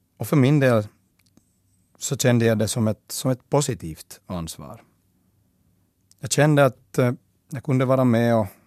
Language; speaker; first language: Swedish; native; Swedish